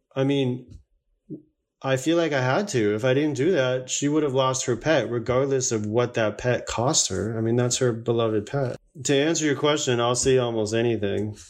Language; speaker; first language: English; native; English